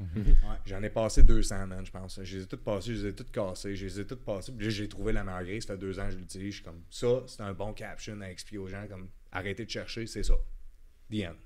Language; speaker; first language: French; native; French